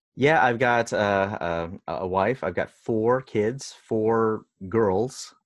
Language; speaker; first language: English; early bilingual, other home language; Filipino